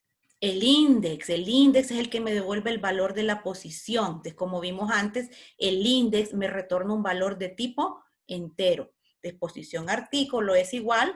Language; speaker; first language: Spanish; native; Spanish